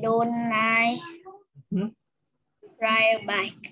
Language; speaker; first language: English; non-native, learner; Vietnamese